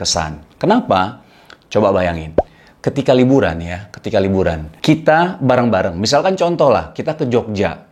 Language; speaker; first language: Indonesian; native; Indonesian